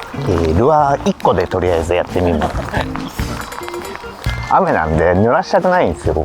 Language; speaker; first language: Japanese; native; Japanese